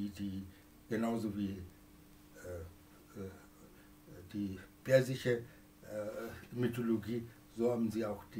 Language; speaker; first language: German; non-native, fluent; Persian